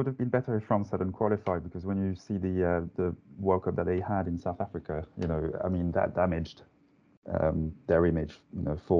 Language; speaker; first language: English; non-native, fluent; French